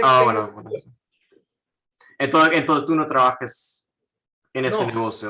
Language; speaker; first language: Spanish; non-native, fluent; English